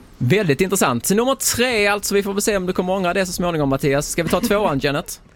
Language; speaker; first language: Swedish; native; Swedish